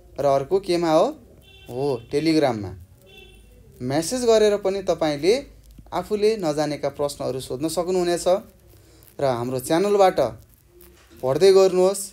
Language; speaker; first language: Nepali; native; Nepali